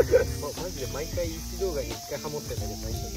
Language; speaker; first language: Japanese; native; Japanese